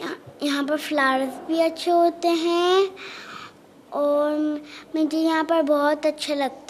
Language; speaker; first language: Hindi; early bilingual, heritage; Urdu